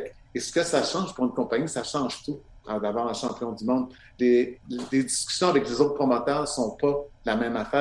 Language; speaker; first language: French; native; French